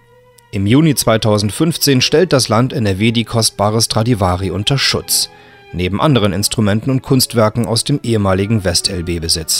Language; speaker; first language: German; native; German